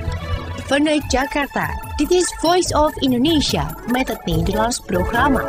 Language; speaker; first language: Dutch; non-native, fluent; Indonesian